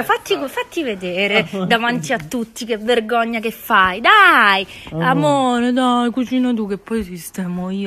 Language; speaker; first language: Italian; native; Italian